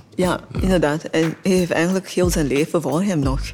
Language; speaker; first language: Dutch; non-native, fluent; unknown